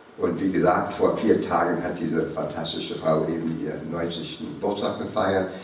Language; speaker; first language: German; non-native, fluent; English